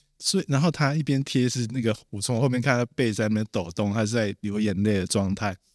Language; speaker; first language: Chinese; native; Chinese